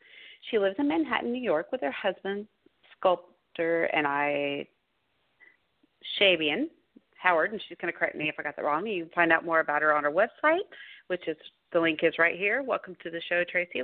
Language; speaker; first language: English; native; English